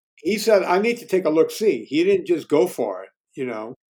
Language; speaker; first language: English; native; English